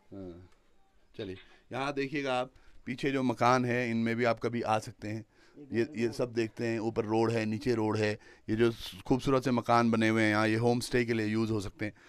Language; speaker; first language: Hindi; native; Hindi